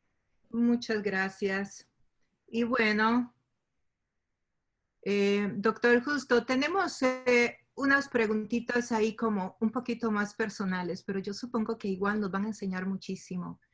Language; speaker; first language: Spanish; native; Spanish